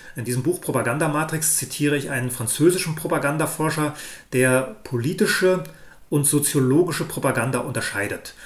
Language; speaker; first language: German; native; German